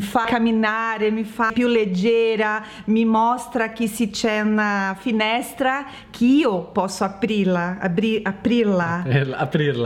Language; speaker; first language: Italian; non-native, learner; Portuguese